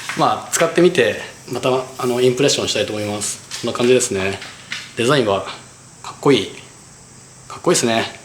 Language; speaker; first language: Japanese; native; Japanese